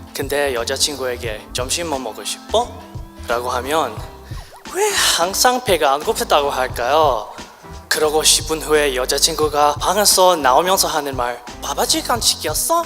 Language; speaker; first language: Korean; non-native, learner; English